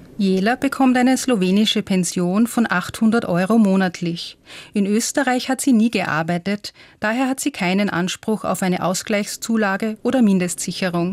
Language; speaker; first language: German; native; German